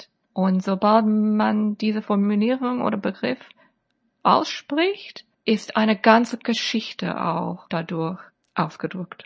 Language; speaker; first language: German; non-native, fluent; English